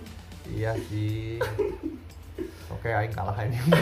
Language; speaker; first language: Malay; non-native, local second language; Sundanese